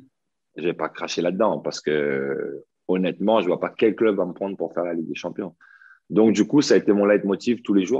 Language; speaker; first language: French; native; French